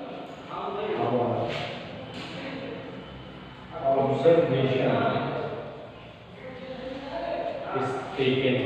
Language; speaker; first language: English; non-native, local second language; Hindi